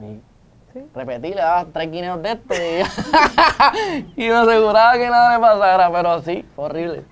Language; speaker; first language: Spanish; native; Spanish